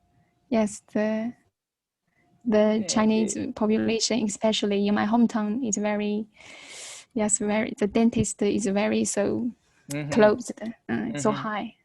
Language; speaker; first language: English; non-native, learner; Chinese